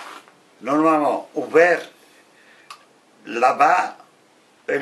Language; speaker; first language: French; non-native, learner; Italian